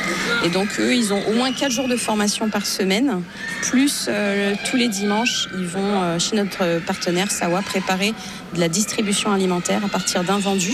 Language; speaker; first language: French; native; French